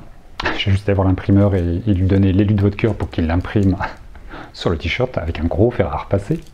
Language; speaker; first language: French; native; French